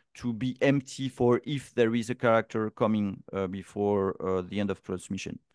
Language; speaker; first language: English; non-native, fluent; French